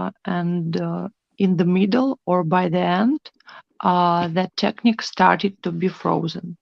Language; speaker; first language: English; non-native, fluent; Russian